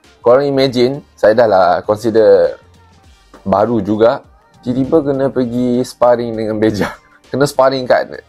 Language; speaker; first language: Malay; non-native, local second language; Chinese